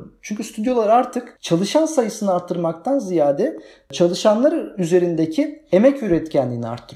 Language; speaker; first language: Turkish; native; Turkish